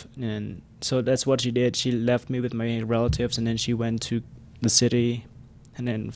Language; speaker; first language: English; non-native, fluent; Khmer